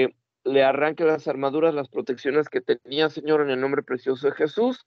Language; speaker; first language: Spanish; native; Spanish